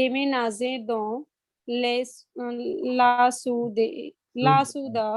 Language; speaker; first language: French; non-native, learner; Hindi